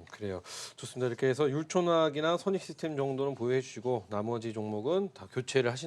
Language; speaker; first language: Korean; native; Korean